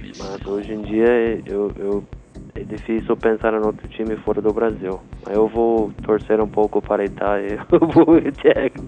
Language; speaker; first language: Portuguese; non-native, fluent; English